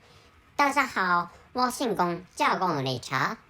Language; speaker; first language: Chinese; non-native, learner; Japanese